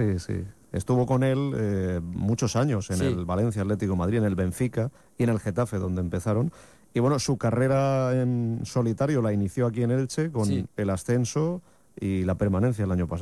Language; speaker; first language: Spanish; native; Spanish